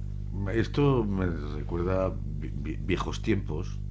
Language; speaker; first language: Spanish; native; Spanish